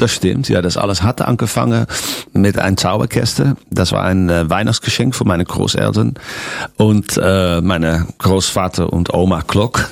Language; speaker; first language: German; non-native, fluent; Dutch